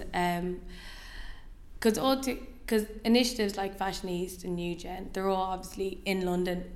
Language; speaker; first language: English; native; English